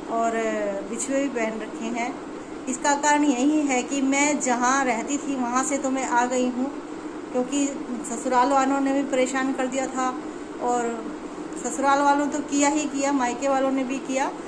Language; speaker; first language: Hindi; native; Hindi